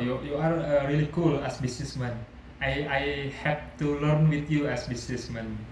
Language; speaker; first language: English; non-native, learner; Indonesian